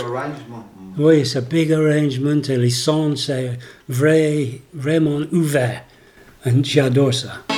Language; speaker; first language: French; non-native, learner; English